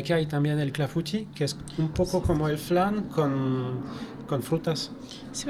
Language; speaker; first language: Spanish; non-native, fluent; French